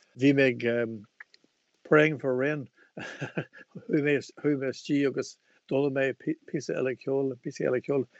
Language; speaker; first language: Irish; non-native, local second language; English